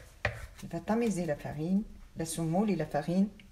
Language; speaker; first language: French; non-native, fluent; Arabic